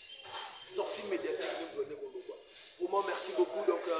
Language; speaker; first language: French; non-native, local second language; Lingala